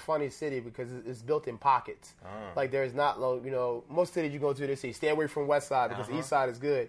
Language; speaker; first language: English; native; English